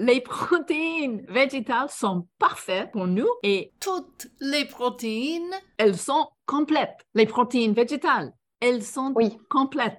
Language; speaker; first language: French; non-native, fluent; English